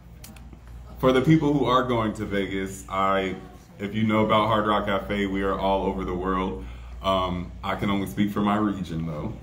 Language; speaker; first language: English; native; English